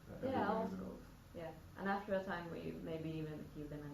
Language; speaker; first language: English; non-native, fluent; Finnish